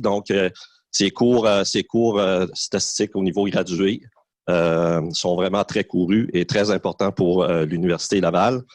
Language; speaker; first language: French; native; French